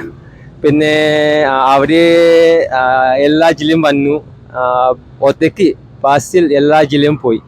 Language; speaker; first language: Malayalam; non-native, learner; Chinese